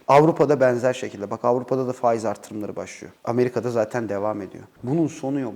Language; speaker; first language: Turkish; native; Turkish